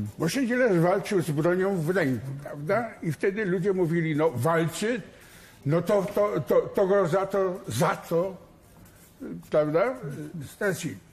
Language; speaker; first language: Polish; native; Polish